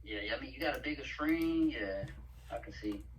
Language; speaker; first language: English; native; English